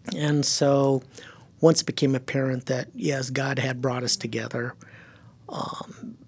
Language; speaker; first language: English; early bilingual, other home language; German